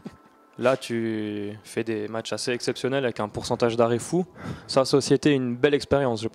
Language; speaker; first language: French; native; French